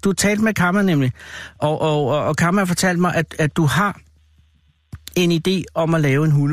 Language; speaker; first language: Danish; native; Danish